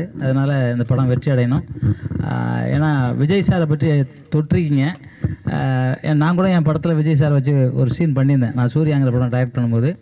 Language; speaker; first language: Tamil; native; Tamil